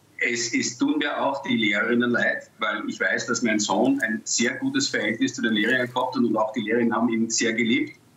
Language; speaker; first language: German; native; German